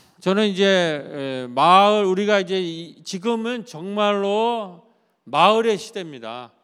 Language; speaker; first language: Korean; native; Korean